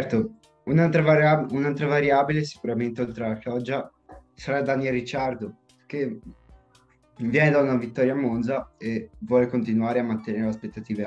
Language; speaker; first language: Italian; native; Italian